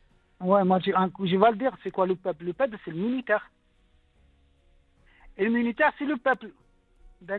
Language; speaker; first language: French; non-native, local second language; Arabic